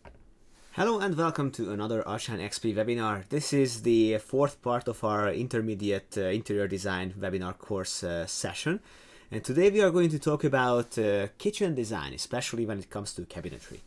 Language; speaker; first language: English; non-native, fluent; Hungarian